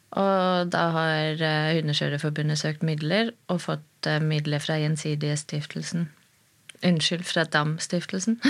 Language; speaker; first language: Norwegian; non-native, fluent; German